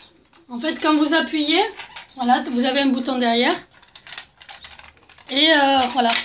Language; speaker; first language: French; native; French